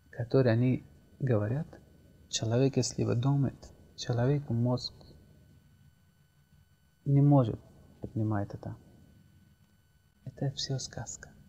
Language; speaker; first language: Russian; non-native, learner; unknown